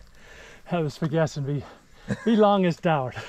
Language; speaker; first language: German; non-native, learner; English